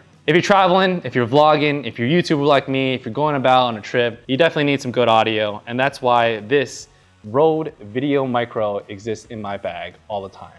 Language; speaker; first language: English; native; English